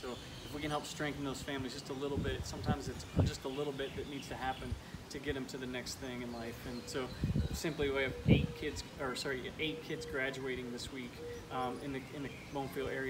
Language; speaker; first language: English; native; English